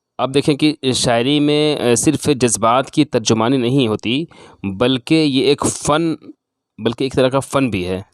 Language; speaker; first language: Urdu; native; Urdu